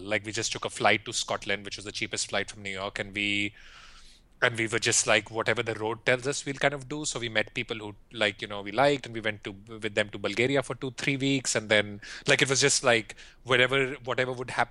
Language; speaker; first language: English; non-native, local second language; Hindi